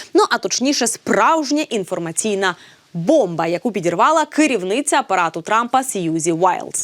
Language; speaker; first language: Ukrainian; native; Ukrainian